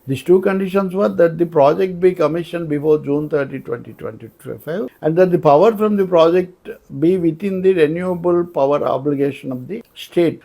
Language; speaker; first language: English; non-native, local second language; Telugu